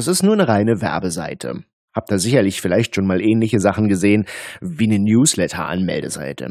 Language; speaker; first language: German; native; German